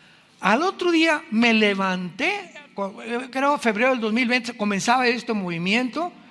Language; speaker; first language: Spanish; native; Spanish